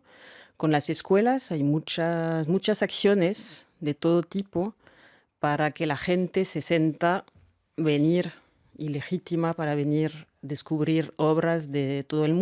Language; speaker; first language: Spanish; non-native, fluent; French